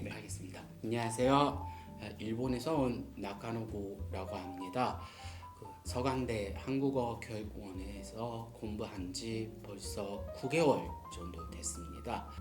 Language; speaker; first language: Korean; non-native, learner; Japanese